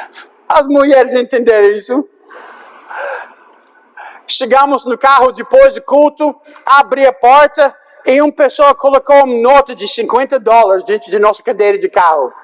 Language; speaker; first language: Portuguese; non-native, fluent; English